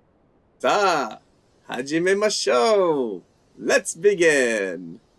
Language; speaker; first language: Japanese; non-native, fluent; English